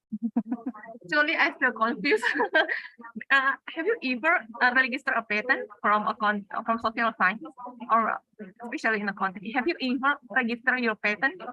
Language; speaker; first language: English; non-native, learner; Indonesian